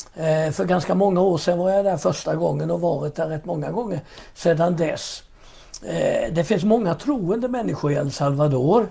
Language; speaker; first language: Swedish; native; Swedish